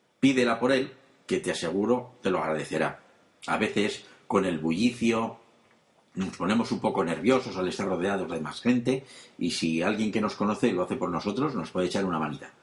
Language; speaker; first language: Spanish; native; Spanish